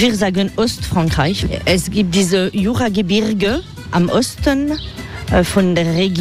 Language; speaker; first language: German; non-native, learner; French